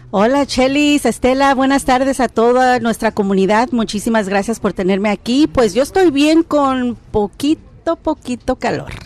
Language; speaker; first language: Spanish; early bilingual, heritage; Spanish